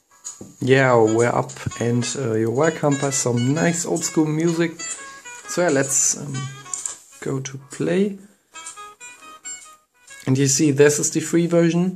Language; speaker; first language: English; non-native, fluent; German